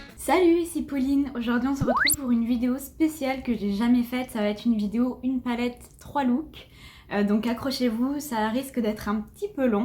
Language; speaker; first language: French; native; French